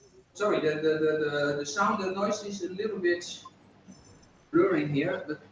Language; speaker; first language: English; non-native, fluent; Dutch